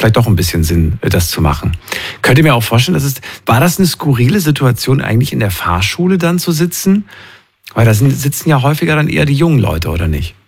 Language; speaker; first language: German; native; German